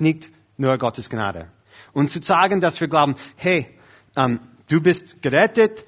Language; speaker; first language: German; non-native, fluent; English